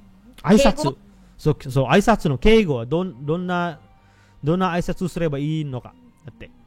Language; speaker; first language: Japanese; non-native, fluent; Indonesian